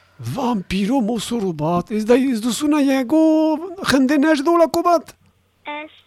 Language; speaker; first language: Basque; native; Basque